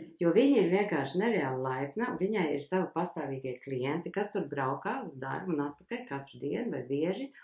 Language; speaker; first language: Latvian; early bilingual, heritage; Latvian